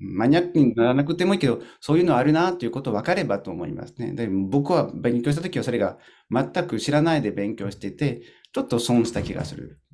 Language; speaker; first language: Japanese; non-native, fluent; French